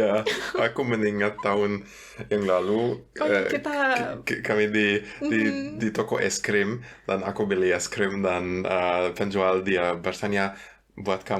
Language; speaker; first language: Indonesian; non-native, fluent; German